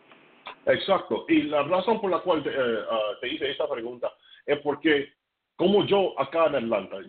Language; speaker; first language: Spanish; non-native, fluent; English